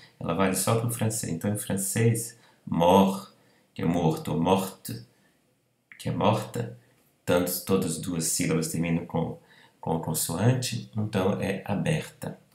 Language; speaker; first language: Portuguese; native; Portuguese